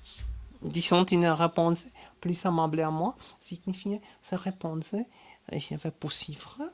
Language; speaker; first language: French; non-native, learner; German